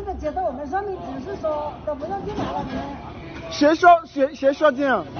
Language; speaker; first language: Chinese; non-native, learner; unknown